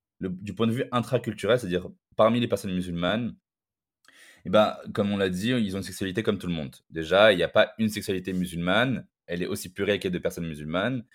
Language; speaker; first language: French; non-native, local second language; Arabic